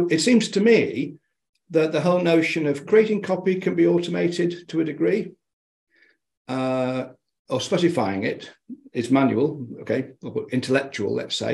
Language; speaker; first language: English; native; English